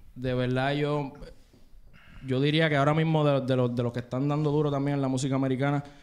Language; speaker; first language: Spanish; native; Spanish